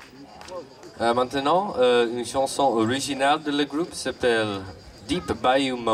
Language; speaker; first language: French; non-native, learner; English